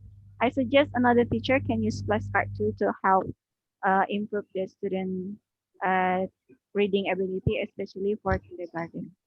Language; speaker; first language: English; non-native, learner; Indonesian